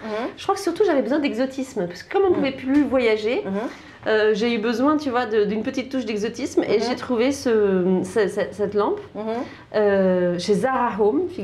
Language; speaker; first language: French; native; French